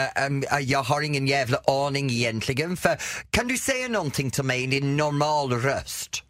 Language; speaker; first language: Swedish; non-native, fluent; English